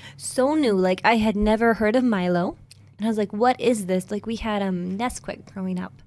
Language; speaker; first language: English; native; English